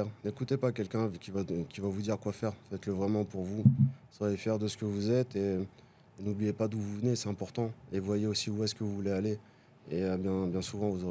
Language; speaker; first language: French; native; French